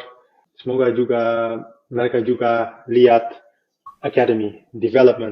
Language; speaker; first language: Indonesian; non-native, fluent; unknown